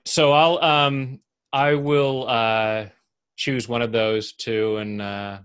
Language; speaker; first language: English; native; English